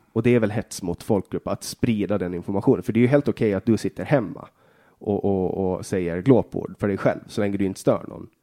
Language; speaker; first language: Swedish; native; Swedish